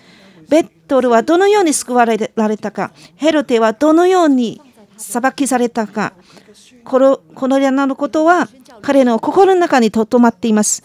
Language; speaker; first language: Japanese; non-native, fluent; Chinese